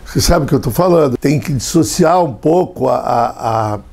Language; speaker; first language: Portuguese; native; Portuguese